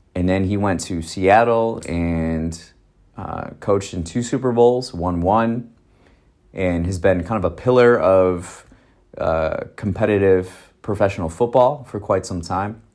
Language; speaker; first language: English; native; English